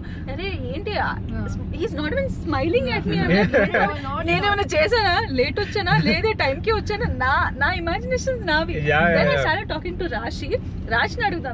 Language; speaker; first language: Telugu; native; Telugu